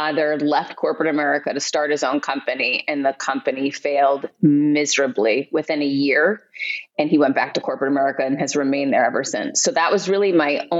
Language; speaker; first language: English; native; English